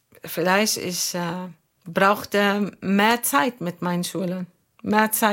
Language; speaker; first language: German; non-native, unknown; Arabic